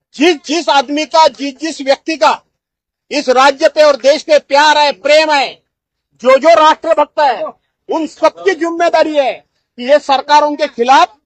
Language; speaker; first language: Hindi; non-native, local second language; Marathi